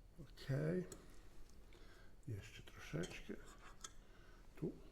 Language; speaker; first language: Polish; non-native, learner; Italian